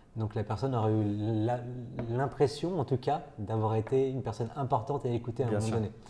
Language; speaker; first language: French; native; French